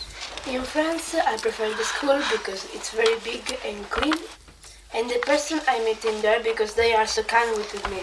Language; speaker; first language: English; non-native, learner; Italian